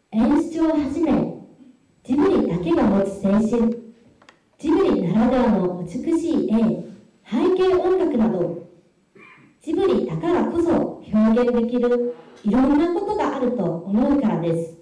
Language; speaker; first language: Japanese; non-native, fluent; Korean